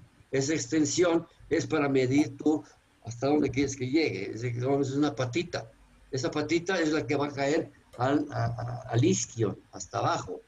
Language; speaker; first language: Spanish; native; Spanish